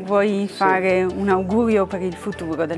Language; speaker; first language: Italian; native; Italian